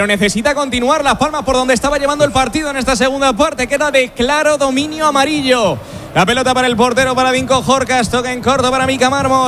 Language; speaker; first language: Spanish; native; Spanish